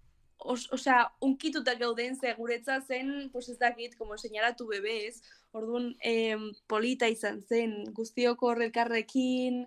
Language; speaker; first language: Basque; non-native, local second language; Spanish